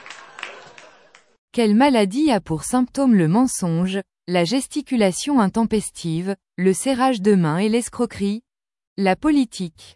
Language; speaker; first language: French; native; French